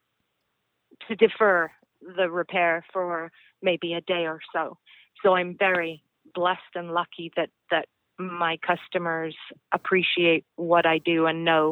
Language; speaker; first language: English; native; English